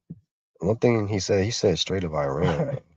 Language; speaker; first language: English; native; English